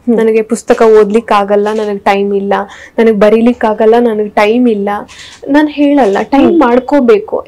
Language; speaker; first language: Kannada; native; Kannada